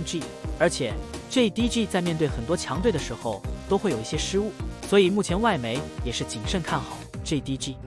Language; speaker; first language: Chinese; native; Chinese